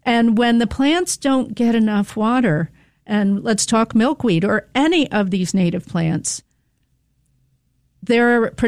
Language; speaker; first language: English; native; English